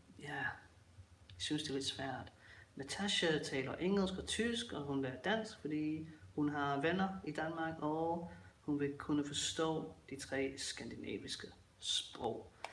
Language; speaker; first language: Danish; native; Danish